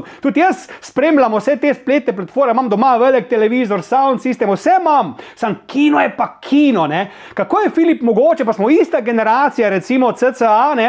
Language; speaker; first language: Slovenian; native; Slovenian